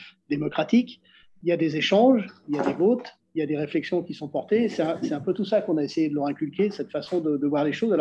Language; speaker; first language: French; native; French